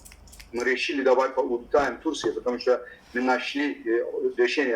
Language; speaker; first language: Russian; non-native, learner; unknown